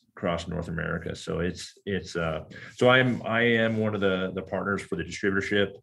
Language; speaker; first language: English; native; English